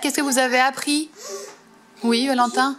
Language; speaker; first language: French; native; French